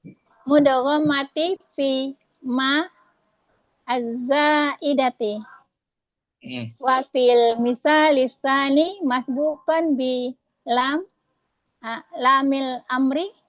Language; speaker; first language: Arabic; non-native, learner; Indonesian